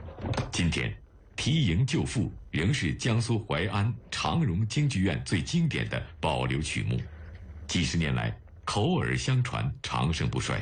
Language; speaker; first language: Chinese; native; Chinese